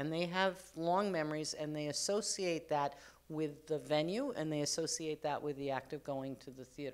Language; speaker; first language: English; native; English